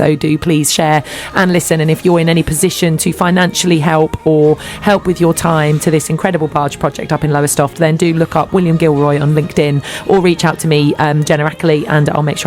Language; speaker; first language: English; native; English